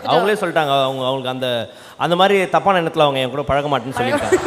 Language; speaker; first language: Tamil; native; Tamil